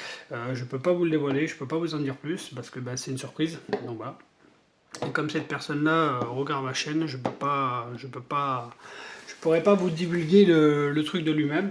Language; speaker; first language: French; native; French